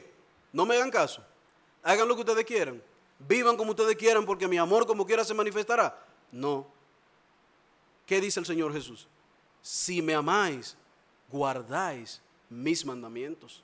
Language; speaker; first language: Spanish; native; Spanish